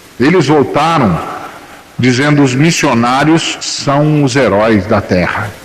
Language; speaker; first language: Portuguese; native; Portuguese